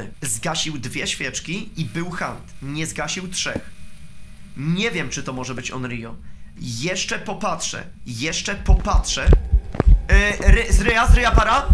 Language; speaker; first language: Polish; native; Polish